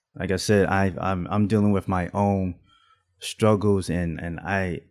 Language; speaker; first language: English; native; English